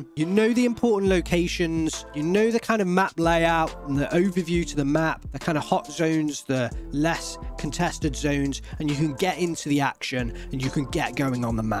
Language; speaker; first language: English; native; English